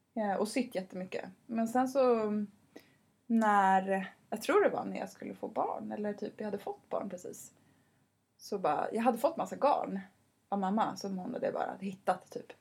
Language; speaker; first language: Swedish; native; Swedish